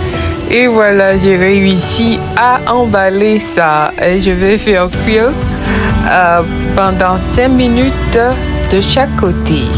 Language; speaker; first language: French; non-native, local second language; Haitian Creole